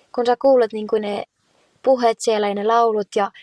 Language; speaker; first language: Finnish; early bilingual, heritage; Finnish